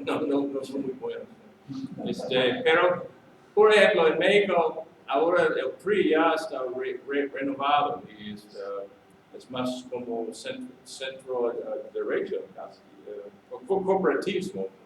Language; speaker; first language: Spanish; non-native, learner; English